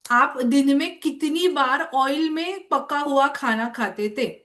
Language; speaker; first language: Hindi; non-native, local second language; Marathi